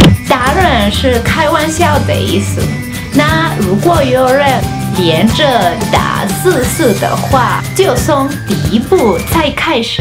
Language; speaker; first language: Chinese; non-native, fluent; Spanish